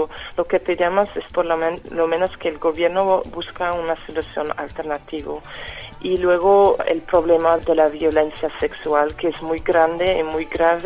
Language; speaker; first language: Spanish; non-native, fluent; French